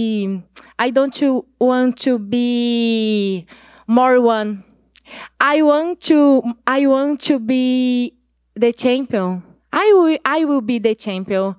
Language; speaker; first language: English; non-native, learner; Portuguese